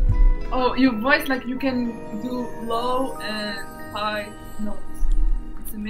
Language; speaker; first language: English; non-native, fluent; French